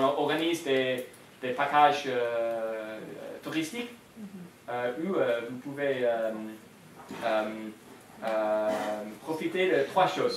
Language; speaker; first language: French; non-native, fluent; English